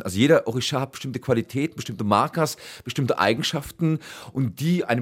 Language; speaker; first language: German; native; German